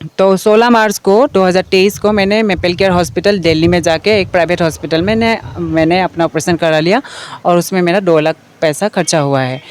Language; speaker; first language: Hindi; non-native, local second language; Assamese